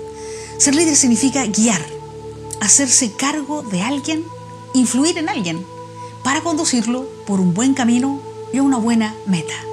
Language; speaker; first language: Spanish; native; Spanish